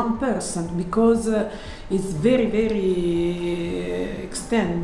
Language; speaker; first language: English; non-native, learner; Italian